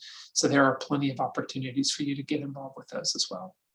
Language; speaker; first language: English; native; English